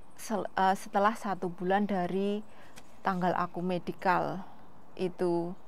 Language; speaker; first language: Indonesian; non-native, local second language; Javanese